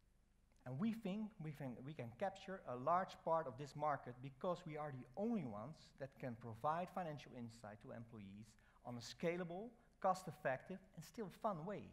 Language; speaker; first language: English; non-native, fluent; Dutch